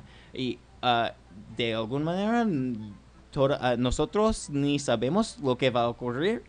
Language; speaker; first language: Spanish; non-native, learner; English